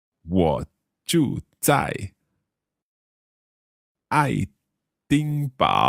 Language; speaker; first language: Chinese; non-native, learner; English